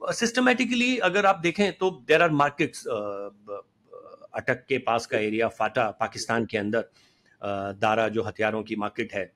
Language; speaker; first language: Hindi; native; Hindi